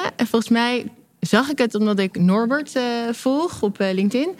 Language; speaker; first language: Dutch; native; Dutch